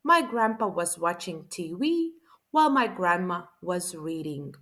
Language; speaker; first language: English; non-native, fluent; Latvian